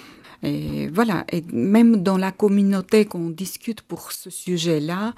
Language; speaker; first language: French; non-native, fluent; Armenian